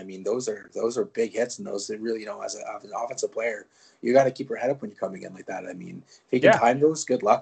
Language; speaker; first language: English; non-native, fluent; French